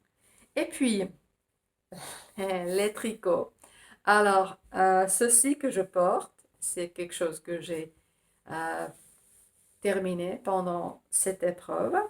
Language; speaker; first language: French; non-native, fluent; Finnish